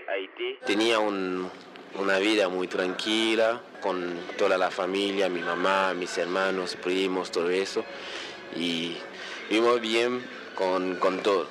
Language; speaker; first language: Spanish; non-native, local second language; Haitian Creole